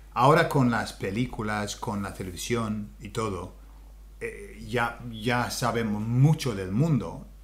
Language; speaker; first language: Spanish; non-native, fluent; English